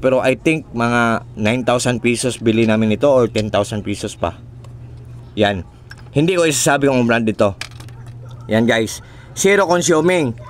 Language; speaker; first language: Filipino; non-native, local second language; Cebuano